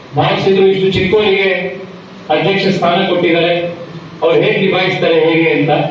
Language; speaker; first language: Kannada; native; Kannada